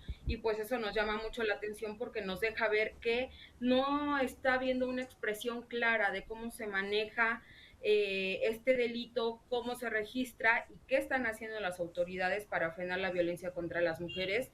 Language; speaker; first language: Spanish; native; Spanish